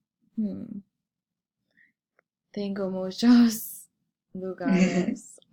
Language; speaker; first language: Spanish; non-native, learner; English